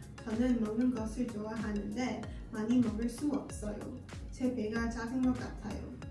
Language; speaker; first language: Korean; non-native, learner; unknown